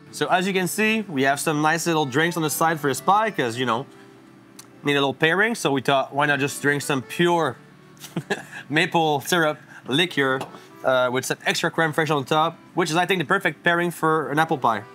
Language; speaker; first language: English; non-native, fluent; French